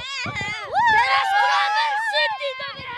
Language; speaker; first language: Polish; early bilingual, heritage; Polish